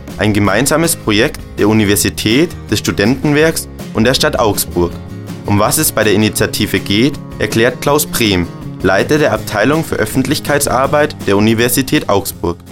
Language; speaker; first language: German; native; German